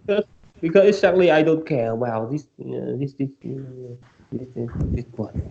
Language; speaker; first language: English; non-native, learner; Vietnamese